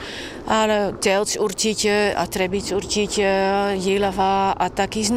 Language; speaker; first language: Czech; non-native, learner; Dutch